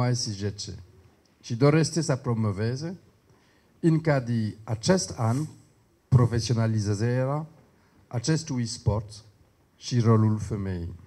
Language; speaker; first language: Romanian; non-native, learner; French